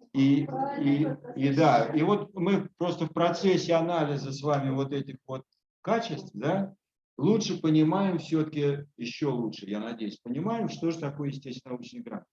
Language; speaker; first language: Russian; native; Russian